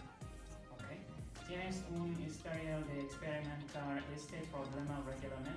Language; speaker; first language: Spanish; non-native, learner; English